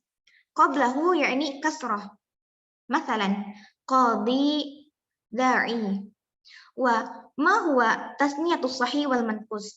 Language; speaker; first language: Arabic; non-native, learner; Indonesian